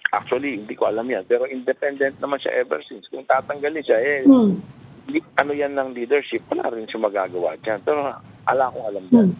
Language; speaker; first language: Filipino; native; Filipino